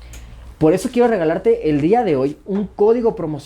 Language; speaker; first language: Spanish; native; Spanish